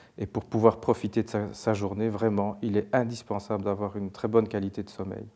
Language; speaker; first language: French; native; French